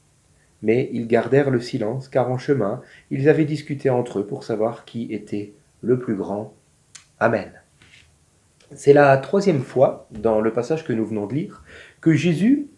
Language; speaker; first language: French; native; French